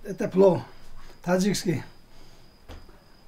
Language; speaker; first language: Russian; non-native, local second language; Tajik